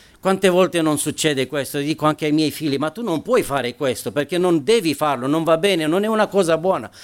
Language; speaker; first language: Italian; non-native, fluent; Romanian